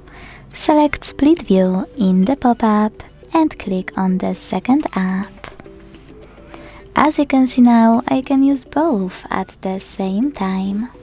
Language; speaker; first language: English; non-native, fluent; Polish